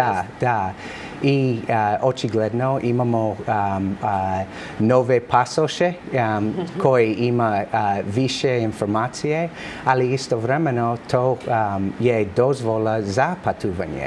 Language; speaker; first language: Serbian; non-native, learner; English